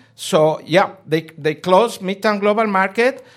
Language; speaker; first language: English; non-native, fluent; Spanish